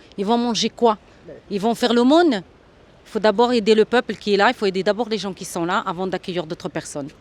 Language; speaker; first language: French; early bilingual, other home language; Arabic